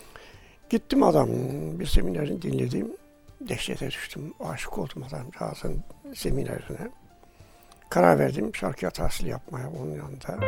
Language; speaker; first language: Turkish; native; Turkish